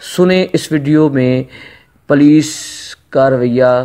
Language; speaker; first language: Hindi; non-native, local second language; Punjabi